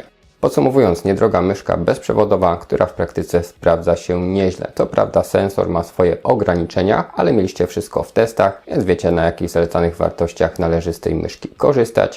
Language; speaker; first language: Polish; native; Polish